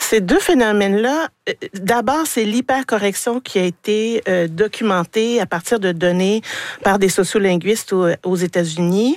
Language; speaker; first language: French; native; French